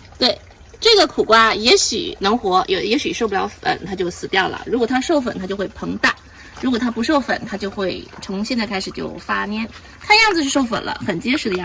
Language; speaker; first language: Chinese; native; Chinese